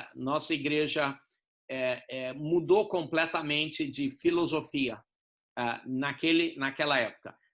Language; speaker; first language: Portuguese; non-native, fluent; English